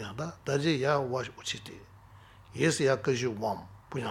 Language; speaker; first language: Russian; non-native, learner; Tibetan